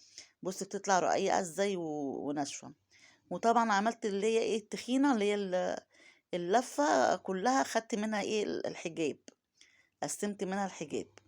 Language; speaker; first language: Arabic; native; Arabic